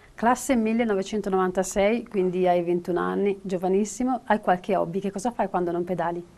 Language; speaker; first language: Italian; native; Italian